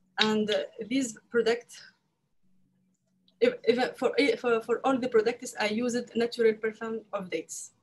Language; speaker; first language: English; non-native, learner; French